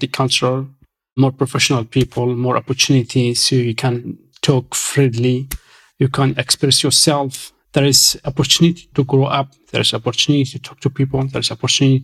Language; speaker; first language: English; non-native, fluent; Arabic